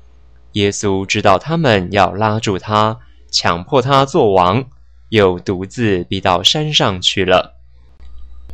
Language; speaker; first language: Chinese; native; Chinese